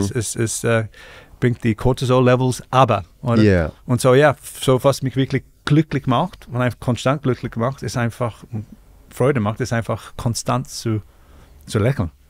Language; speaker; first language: German; non-native, fluent; English